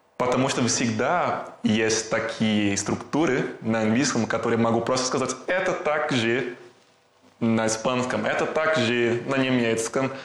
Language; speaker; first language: Russian; non-native, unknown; Portuguese